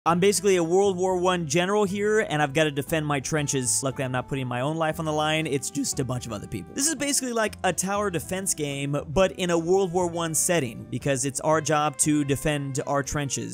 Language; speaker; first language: English; native; English